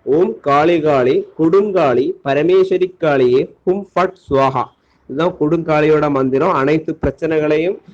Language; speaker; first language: Tamil; non-native, local second language; Malayalam